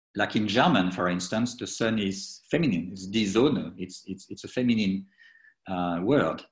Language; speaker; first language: English; non-native, fluent; French